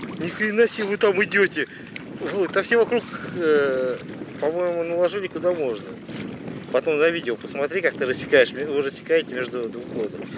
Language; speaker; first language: Russian; native; Russian